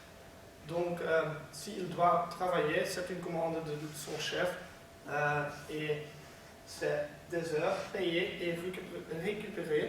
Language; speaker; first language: French; non-native, learner; Dutch